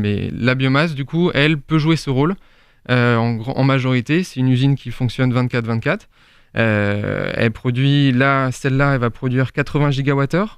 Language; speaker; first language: French; native; French